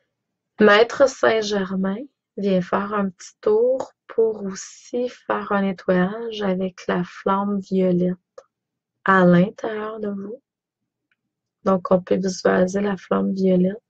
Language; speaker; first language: French; native; French